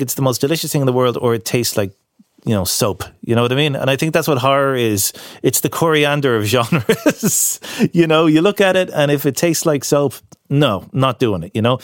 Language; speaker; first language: English; native; English